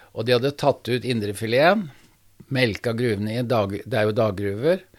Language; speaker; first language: Norwegian; native; Norwegian